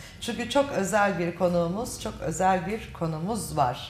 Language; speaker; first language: Turkish; native; Turkish